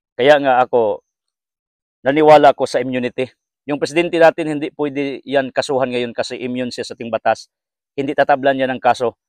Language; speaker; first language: Filipino; non-native, local second language; Cebuano